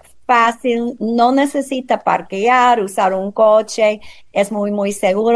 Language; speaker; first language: Spanish; non-native, fluent; English